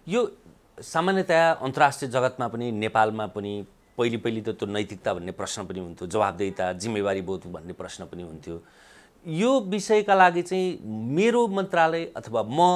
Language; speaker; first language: Nepali; native; Nepali